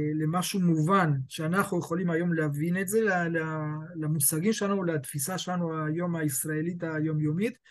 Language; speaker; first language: Hebrew; early bilingual, other home language; Spanish